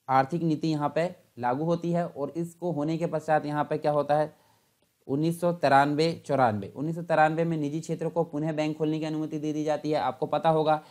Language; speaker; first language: Hindi; native; Hindi